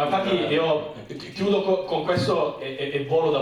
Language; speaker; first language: Italian; native; Italian